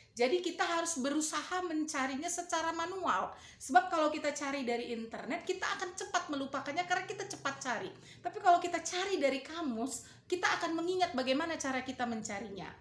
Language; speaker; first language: Indonesian; native; Indonesian